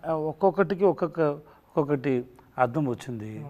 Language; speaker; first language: Telugu; non-native, learner; Tamil